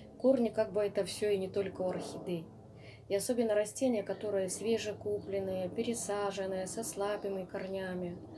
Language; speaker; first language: Russian; native; Russian